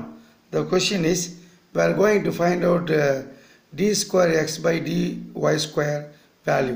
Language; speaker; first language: English; non-native, local second language; Tamil